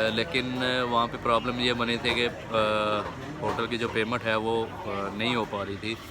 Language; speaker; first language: Urdu; non-native, local second language; Punjabi